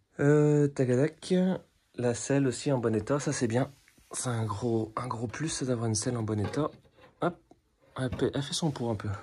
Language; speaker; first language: French; native; French